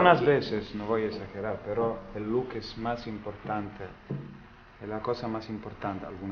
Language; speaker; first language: Spanish; non-native, learner; Italian